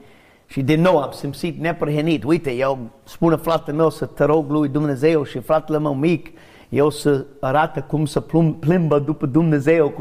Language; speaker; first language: Romanian; non-native, learner; English